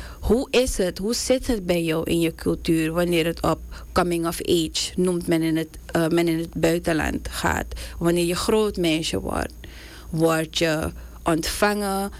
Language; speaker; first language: Dutch; native; Dutch